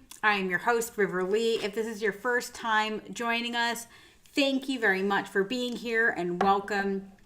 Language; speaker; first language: English; native; English